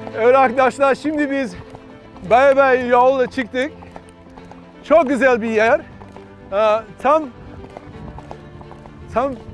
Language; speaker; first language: Turkish; non-native, learner; English